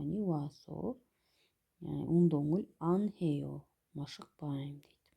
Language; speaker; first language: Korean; non-native, fluent; Kyrgyz